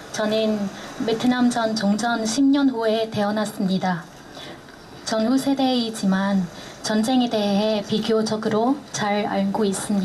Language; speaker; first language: Korean; non-native, fluent; Vietnamese